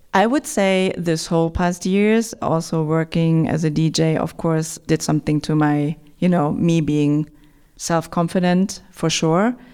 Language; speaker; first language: English; non-native, fluent; German